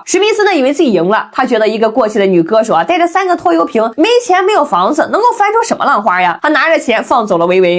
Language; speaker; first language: Chinese; native; Chinese